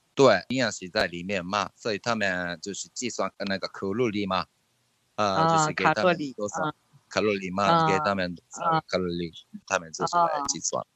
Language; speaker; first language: Chinese; non-native, fluent; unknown